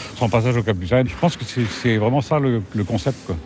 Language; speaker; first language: French; native; French